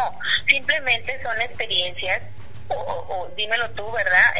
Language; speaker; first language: Spanish; native; Spanish